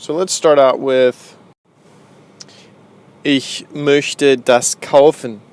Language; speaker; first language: German; non-native, fluent; English